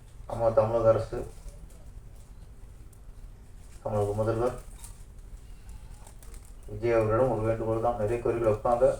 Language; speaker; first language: Tamil; native; Tamil